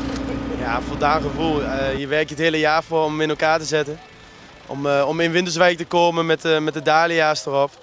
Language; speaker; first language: Dutch; native; Dutch